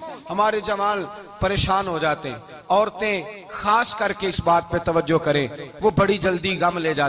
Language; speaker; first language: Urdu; non-native, local second language; Punjabi